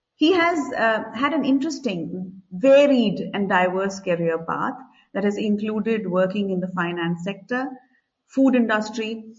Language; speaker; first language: English; non-native, local second language; Hindi